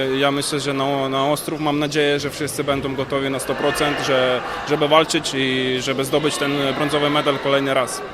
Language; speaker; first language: Polish; non-native, learner; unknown